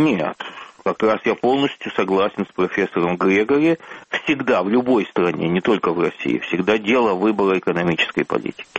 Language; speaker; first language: Russian; native; Russian